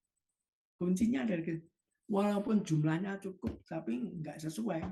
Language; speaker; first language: Indonesian; native; Indonesian